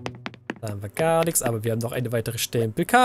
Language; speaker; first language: German; native; German